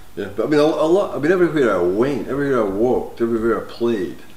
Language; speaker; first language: English; native; English